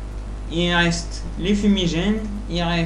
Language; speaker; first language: French; native; French